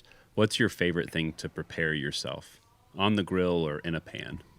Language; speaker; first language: English; native; English